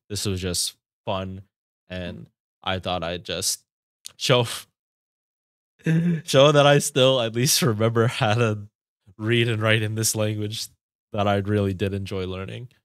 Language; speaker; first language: English; native; English